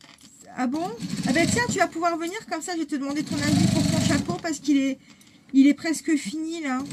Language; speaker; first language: French; native; French